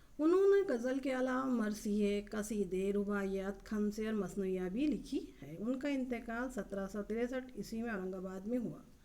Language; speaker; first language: Urdu; native; Urdu